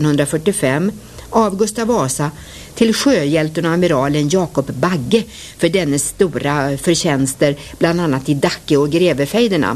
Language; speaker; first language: Swedish; native; Swedish